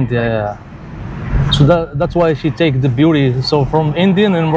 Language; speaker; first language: English; non-native, local second language; Arabic